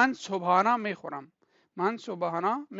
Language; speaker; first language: Persian; non-native, local second language; Pashto